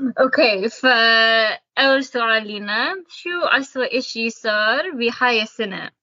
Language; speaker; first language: Arabic; non-native, learner; English